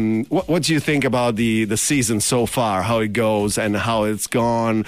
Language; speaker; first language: English; non-native, fluent; Italian